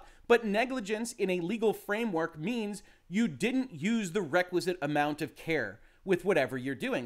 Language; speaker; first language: English; native; English